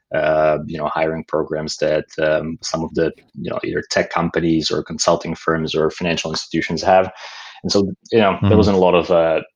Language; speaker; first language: English; non-native, fluent; Slovak